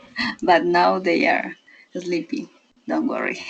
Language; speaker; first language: English; non-native, learner; Spanish